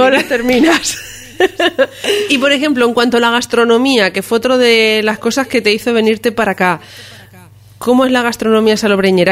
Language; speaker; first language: Spanish; native; Spanish